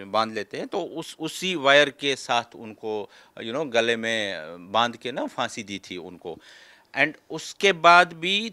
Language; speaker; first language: Hindi; non-native, local second language; Kashmiri